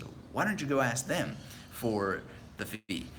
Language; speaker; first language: English; native; English